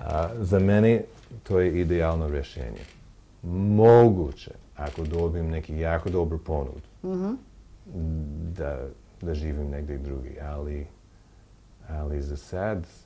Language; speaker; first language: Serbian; non-native, learner; English